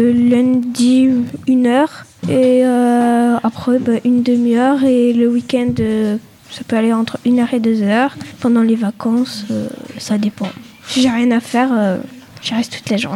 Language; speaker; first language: French; native; French